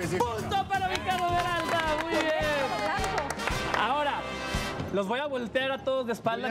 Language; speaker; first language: Spanish; native; Spanish